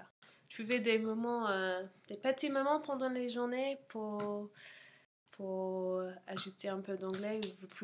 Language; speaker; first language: French; non-native, fluent; English